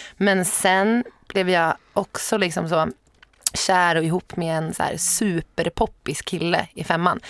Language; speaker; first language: Swedish; native; Swedish